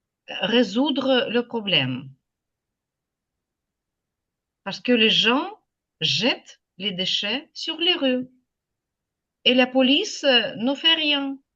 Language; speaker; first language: French; non-native, fluent; Ukrainian